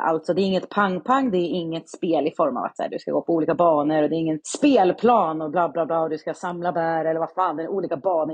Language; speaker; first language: Swedish; native; Swedish